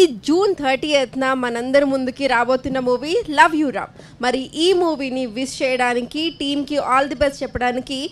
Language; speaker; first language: Telugu; native; Telugu